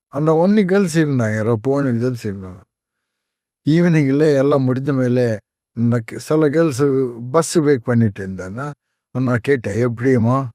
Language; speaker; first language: Tamil; non-native, fluent; Konkani